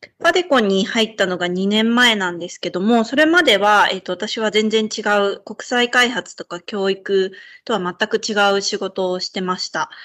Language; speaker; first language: Japanese; native; Japanese